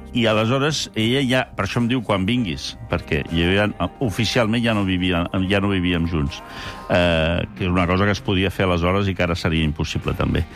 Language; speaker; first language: Catalan; early bilingual, other home language; French